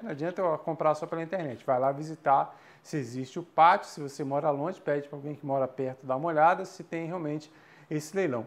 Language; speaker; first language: Portuguese; native; Portuguese